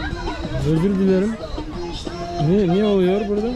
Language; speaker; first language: Turkish; non-native, learner; Bashkir